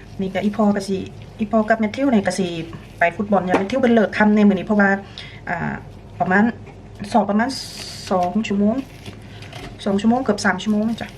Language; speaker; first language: Thai; native; Thai